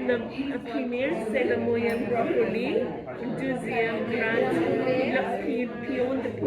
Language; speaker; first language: French; non-native, learner; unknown